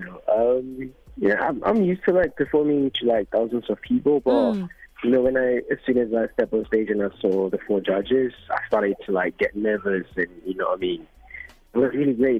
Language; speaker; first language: English; non-native, local second language; Zulu